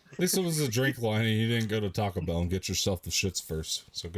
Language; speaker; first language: English; native; English